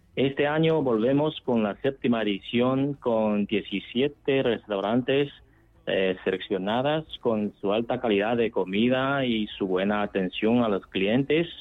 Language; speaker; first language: Spanish; non-native, fluent; Chinese